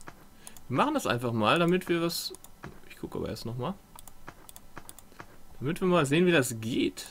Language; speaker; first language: German; native; German